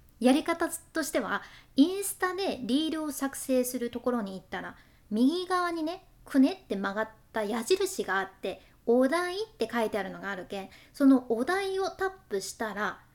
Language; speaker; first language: Japanese; native; Japanese